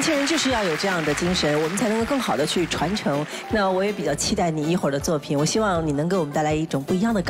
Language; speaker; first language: Chinese; native; Chinese